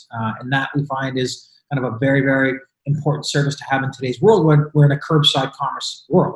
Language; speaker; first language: English; native; English